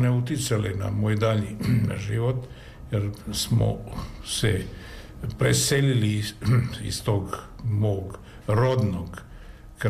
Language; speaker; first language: Serbian; native; Serbian